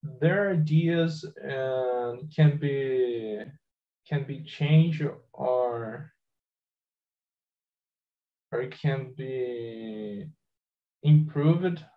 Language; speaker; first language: English; non-native, learner; Portuguese